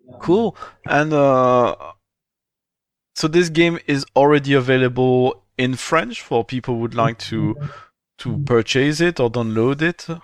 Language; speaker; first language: English; non-native, fluent; French